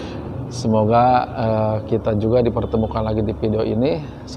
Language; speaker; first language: Indonesian; native; Indonesian